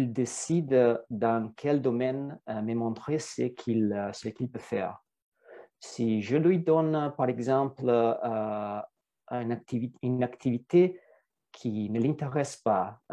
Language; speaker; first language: French; non-native, fluent; Italian